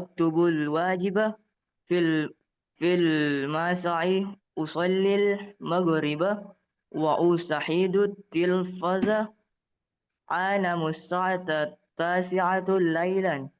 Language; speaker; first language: Arabic; non-native, learner; Indonesian